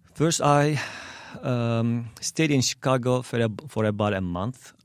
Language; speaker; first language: English; non-native, fluent; Turkish